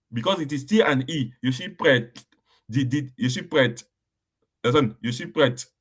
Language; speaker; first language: French; non-native, fluent; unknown